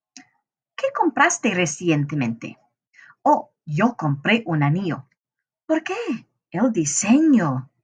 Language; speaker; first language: Spanish; non-native, fluent; English